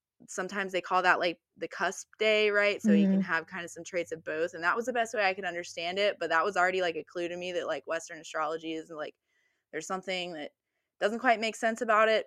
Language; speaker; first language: English; native; English